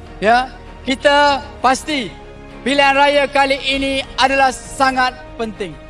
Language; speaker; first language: Malay; non-native, local second language; Tamil